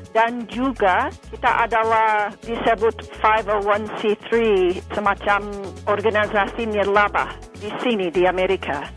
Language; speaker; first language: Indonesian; non-native, fluent; English